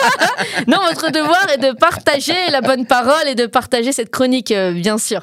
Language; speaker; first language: French; native; French